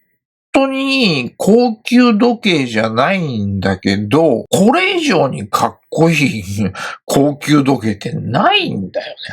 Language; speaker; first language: Japanese; native; Japanese